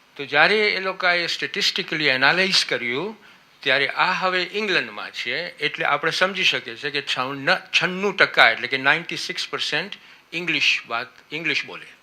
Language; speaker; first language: Gujarati; early bilingual, heritage; Gujarati